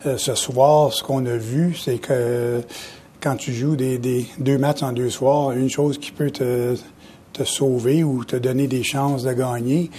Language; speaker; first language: French; native; French